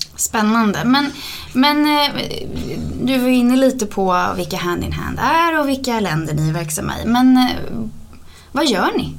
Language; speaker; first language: Swedish; native; Swedish